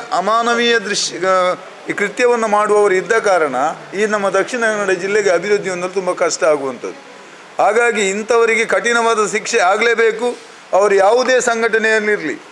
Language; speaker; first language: Kannada; non-native, local second language; Tulu